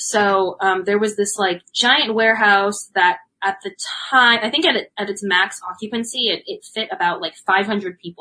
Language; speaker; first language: English; native; English